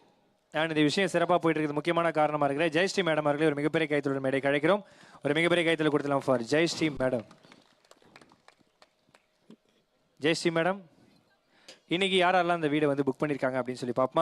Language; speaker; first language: Tamil; native; Tamil